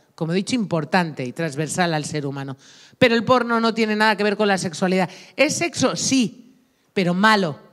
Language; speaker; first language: Spanish; native; Spanish